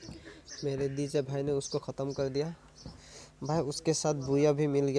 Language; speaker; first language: Hindi; non-native, local second language; Assamese